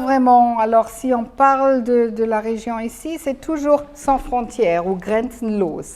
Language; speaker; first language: French; non-native, fluent; German